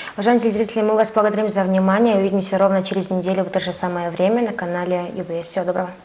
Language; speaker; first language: Russian; non-native, fluent; Mongolian